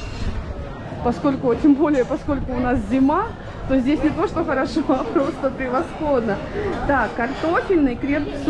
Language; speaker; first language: Russian; native; Russian